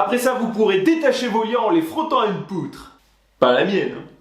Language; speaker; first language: French; native; French